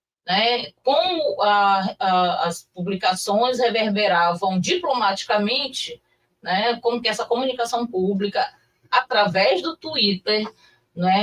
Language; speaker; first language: Portuguese; native; Portuguese